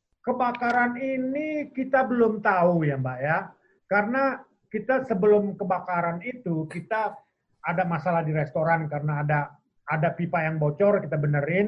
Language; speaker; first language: Indonesian; native; Indonesian